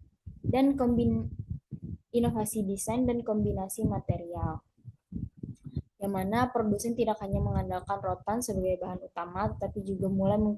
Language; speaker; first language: Indonesian; native; Indonesian